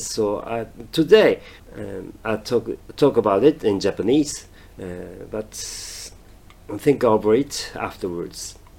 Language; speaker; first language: English; non-native, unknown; Japanese